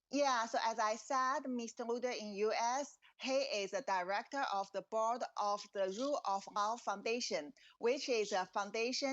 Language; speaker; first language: English; non-native, fluent; Chinese